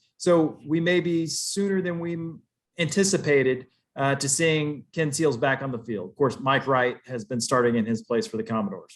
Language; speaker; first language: English; native; English